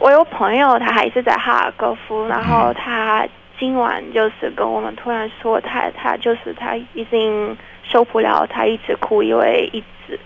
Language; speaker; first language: Chinese; non-native, fluent; Ukrainian